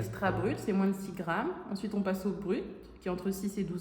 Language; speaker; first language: French; native; French